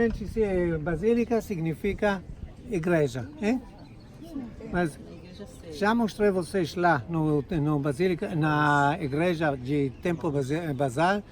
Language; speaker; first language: Portuguese; non-native, fluent; Hebrew